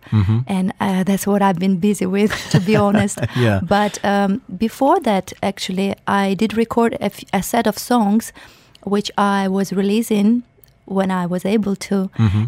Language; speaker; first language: English; non-native, fluent; Ukrainian